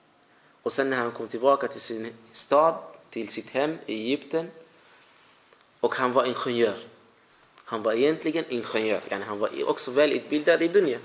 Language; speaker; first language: Swedish; non-native, fluent; Arabic